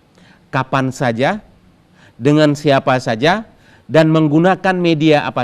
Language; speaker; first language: Indonesian; native; Indonesian